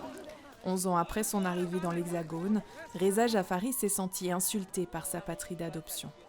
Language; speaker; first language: French; native; French